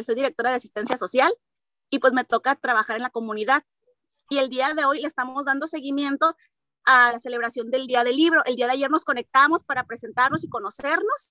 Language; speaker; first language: Spanish; native; Spanish